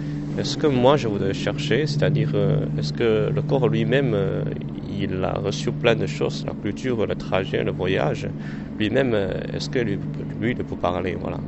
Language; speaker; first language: French; non-native, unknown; Chinese